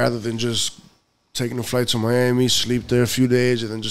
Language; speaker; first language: English; native; English